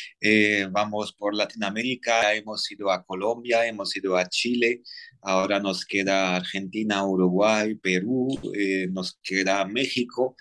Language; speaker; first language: Spanish; non-native, fluent; Armenian